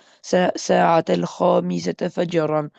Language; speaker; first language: Arabic; non-native, learner; Albanian